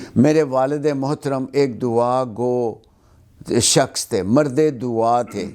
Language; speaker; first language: Urdu; non-native, local second language; Punjabi